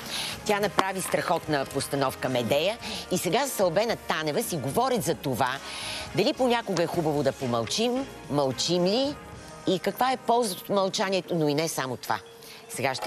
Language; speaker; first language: Bulgarian; native; Bulgarian